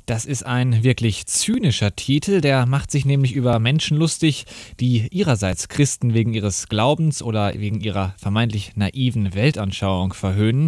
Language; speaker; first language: German; native; German